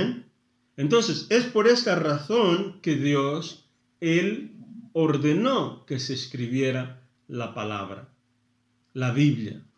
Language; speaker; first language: Spanish; non-native, fluent; Portuguese